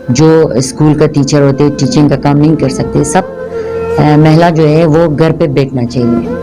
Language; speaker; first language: Hindi; non-native, fluent; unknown